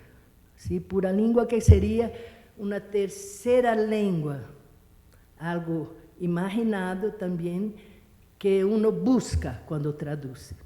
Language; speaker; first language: Spanish; non-native, fluent; Portuguese